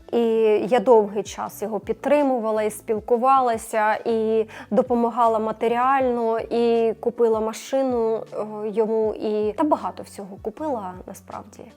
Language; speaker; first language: Ukrainian; non-native, local second language; Russian